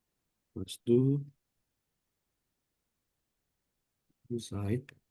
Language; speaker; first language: German; non-native, learner; Indonesian